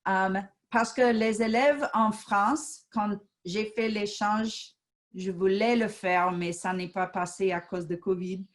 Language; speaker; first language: French; non-native, fluent; English